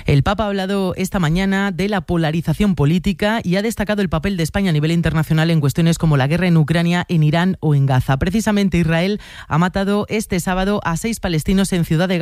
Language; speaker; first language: Spanish; native; Spanish